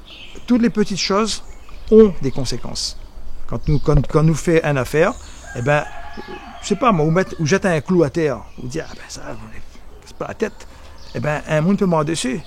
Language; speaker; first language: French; native; French